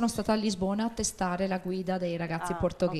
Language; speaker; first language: Italian; native; Italian